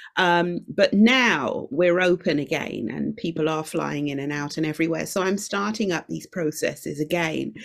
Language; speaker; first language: English; native; English